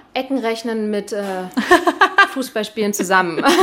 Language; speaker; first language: German; native; German